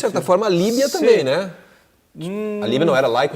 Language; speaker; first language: Portuguese; native; Portuguese